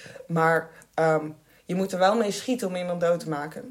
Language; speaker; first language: Dutch; native; Dutch